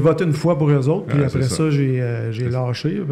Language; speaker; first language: French; native; French